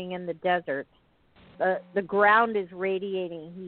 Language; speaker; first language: English; native; English